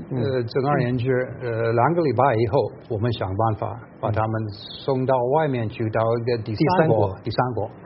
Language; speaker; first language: Chinese; non-native, fluent; English